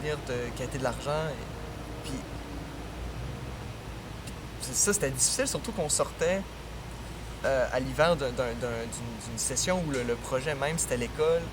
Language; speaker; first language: French; native; French